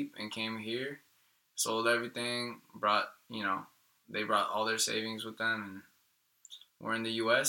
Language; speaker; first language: English; early bilingual, other home language; Spanish